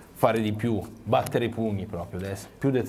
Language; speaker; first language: Italian; native; Italian